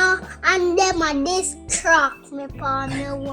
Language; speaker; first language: English; non-native, local second language; Jamaican Creole English